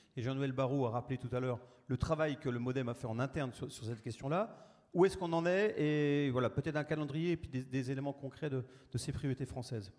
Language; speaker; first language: French; native; French